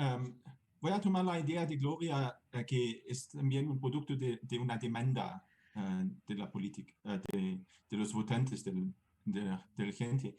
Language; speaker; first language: Spanish; non-native, fluent; German